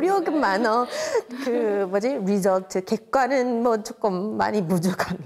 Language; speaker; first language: Korean; non-native, fluent; English